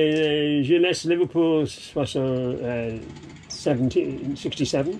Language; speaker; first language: French; non-native, learner; English